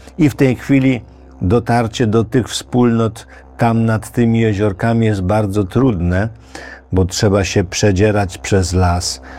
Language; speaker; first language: Polish; native; Polish